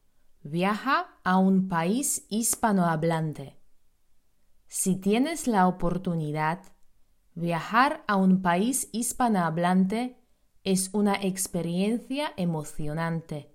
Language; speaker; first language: Spanish; non-native, fluent; Polish